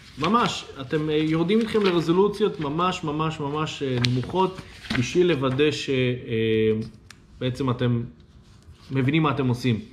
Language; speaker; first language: Hebrew; native; Hebrew